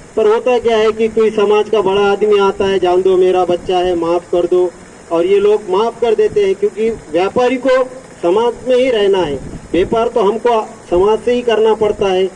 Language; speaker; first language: Hindi; non-native, local second language; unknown